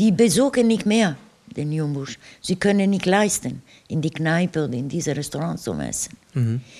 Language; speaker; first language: German; non-native, fluent; Italian